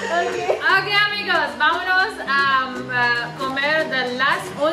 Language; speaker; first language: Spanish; non-native, learner; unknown